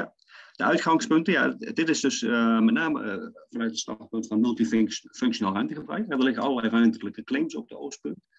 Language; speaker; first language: Dutch; native; Dutch